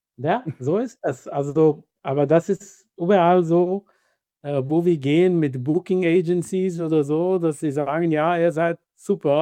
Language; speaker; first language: German; non-native, fluent; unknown